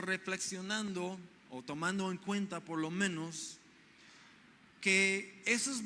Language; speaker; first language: Spanish; non-native, fluent; English